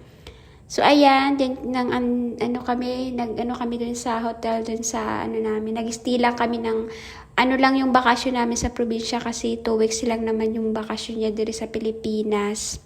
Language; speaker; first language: Filipino; non-native, local second language; Hiligaynon